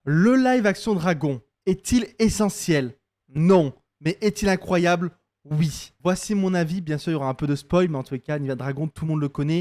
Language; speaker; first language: French; native; French